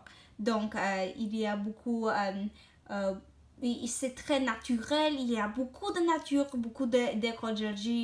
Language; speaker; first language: French; non-native, learner; English